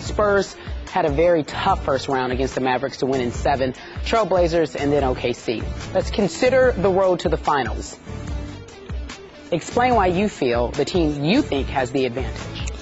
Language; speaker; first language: English; native; English